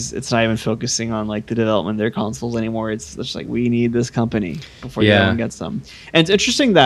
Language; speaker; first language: English; native; English